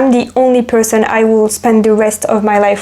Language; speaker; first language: English; non-native, fluent; French